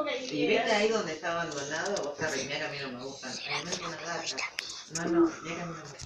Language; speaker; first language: Spanish; native; Spanish